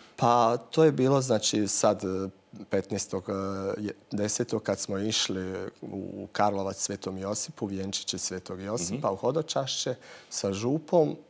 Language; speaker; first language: Croatian; native; Croatian